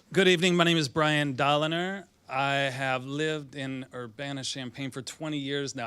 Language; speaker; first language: English; native; English